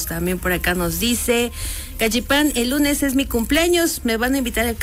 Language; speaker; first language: Spanish; native; Spanish